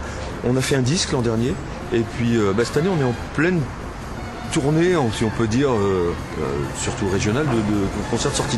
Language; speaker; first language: French; native; French